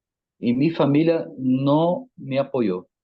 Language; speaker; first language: Spanish; non-native, fluent; Portuguese